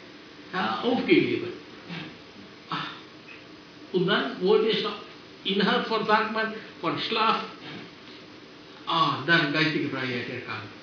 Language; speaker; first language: German; non-native, fluent; Sinhala